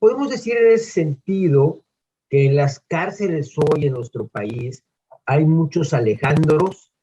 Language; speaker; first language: Spanish; native; Spanish